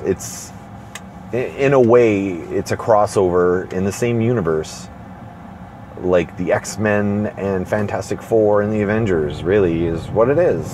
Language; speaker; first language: English; native; English